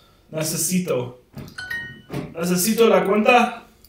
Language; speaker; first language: Spanish; non-native, learner; English